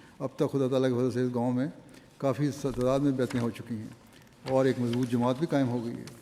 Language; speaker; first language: Urdu; native; Urdu